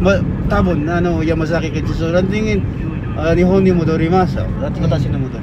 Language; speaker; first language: Japanese; non-native, learner; Filipino